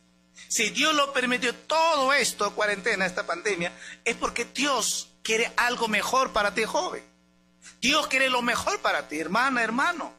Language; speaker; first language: Spanish; native; Spanish